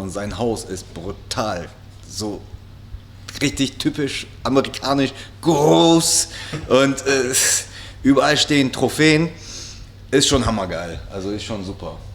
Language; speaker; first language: German; native; German